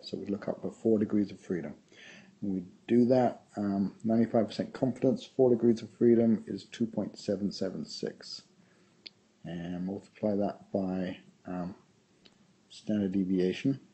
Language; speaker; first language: English; native; English